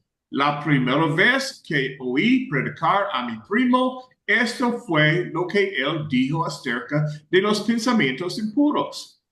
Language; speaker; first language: Spanish; non-native, fluent; English